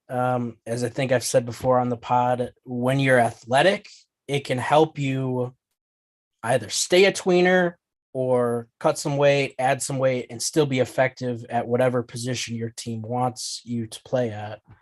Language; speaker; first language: English; native; English